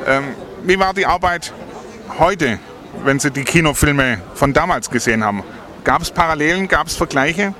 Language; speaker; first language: German; native; German